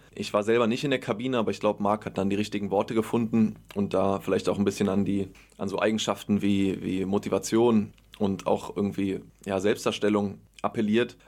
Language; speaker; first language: German; native; German